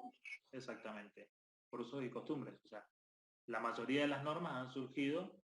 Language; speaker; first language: Spanish; native; Spanish